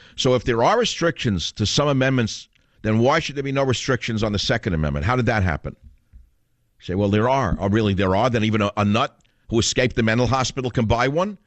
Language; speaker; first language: English; native; English